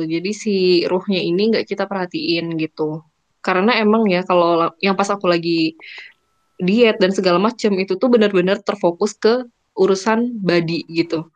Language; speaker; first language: Indonesian; native; Indonesian